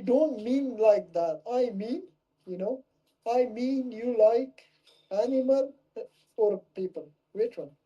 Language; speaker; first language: English; non-native, learner; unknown